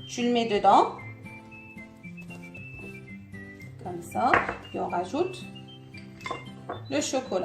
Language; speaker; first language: French; non-native, local second language; Arabic